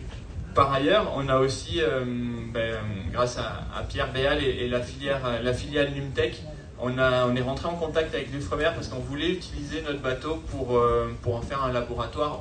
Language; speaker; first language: French; native; French